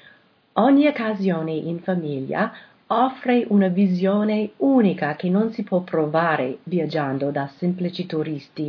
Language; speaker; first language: Italian; non-native, fluent; English